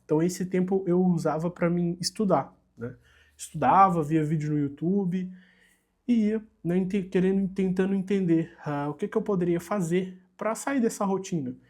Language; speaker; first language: Portuguese; native; Portuguese